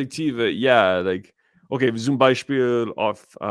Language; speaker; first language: German; non-native, learner; English